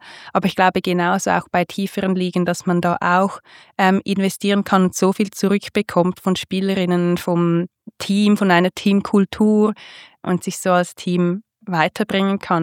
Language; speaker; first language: German; native; German